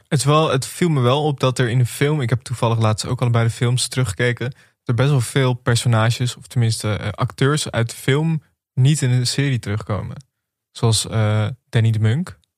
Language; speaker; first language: Dutch; native; Dutch